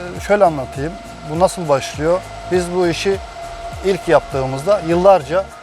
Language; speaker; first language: Turkish; native; Turkish